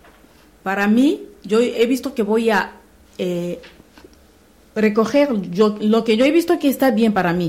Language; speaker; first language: Spanish; non-native, learner; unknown